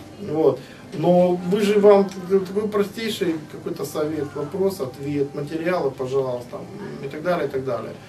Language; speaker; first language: Russian; native; Russian